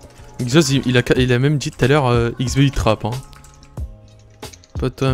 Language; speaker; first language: French; native; French